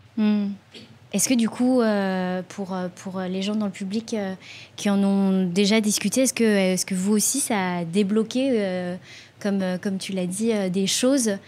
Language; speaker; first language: French; native; French